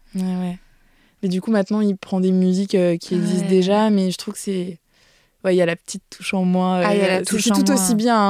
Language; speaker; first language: French; native; French